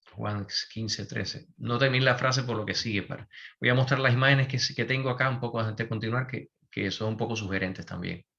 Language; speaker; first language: Spanish; native; Spanish